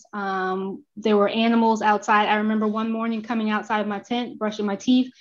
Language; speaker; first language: English; native; English